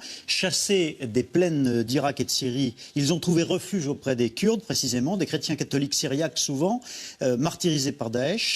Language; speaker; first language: French; native; French